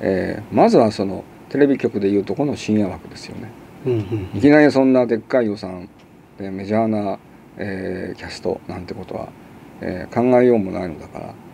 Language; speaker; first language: Japanese; native; Japanese